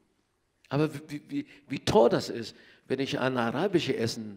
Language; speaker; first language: German; non-native, learner; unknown